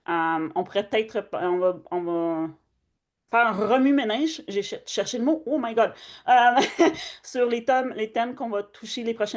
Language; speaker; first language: French; early bilingual, other home language; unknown